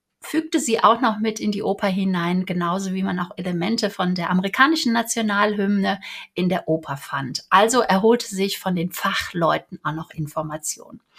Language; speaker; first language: German; native; German